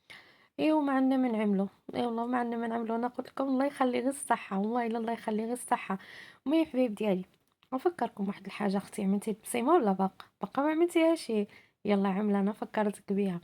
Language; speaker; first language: Arabic; native; Arabic